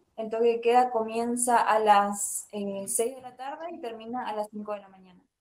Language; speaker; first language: Spanish; native; Spanish